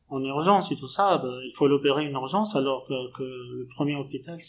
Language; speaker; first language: French; non-native, local second language; Arabic